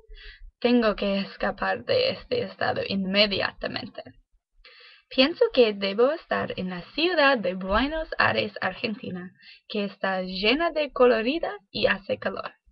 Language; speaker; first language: Spanish; non-native, learner; English